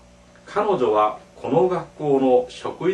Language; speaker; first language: Japanese; non-native, fluent; Korean